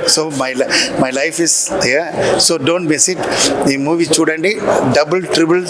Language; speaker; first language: Telugu; non-native, local second language; Tamil